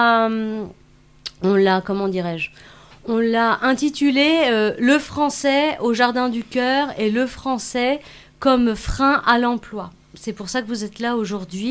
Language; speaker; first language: French; native; French